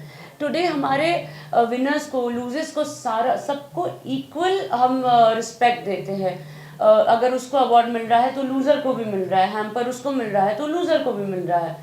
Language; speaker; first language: Hindi; native; Hindi